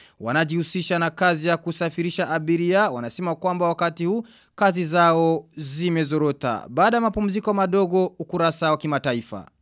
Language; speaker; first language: Swahili; non-native, local second language; Rundi